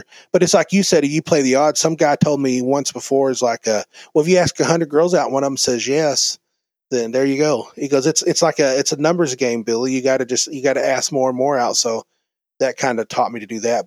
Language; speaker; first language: English; native; English